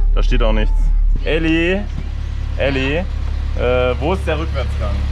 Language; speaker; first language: German; native; German